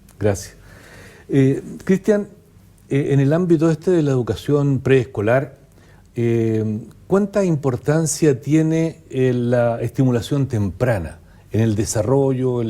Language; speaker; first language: Spanish; native; Spanish